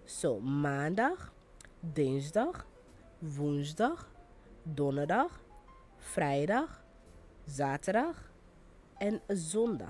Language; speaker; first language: Dutch; non-native, fluent; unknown